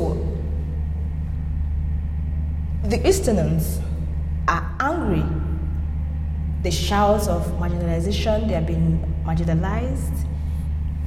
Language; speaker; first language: English; non-native, local second language; Igbo